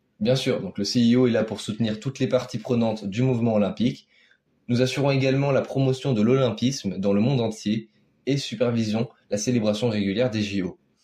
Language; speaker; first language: French; native; French